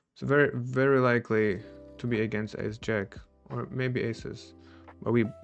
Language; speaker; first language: English; non-native, fluent; Czech